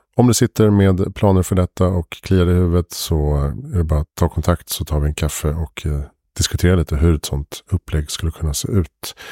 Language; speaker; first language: Swedish; native; Swedish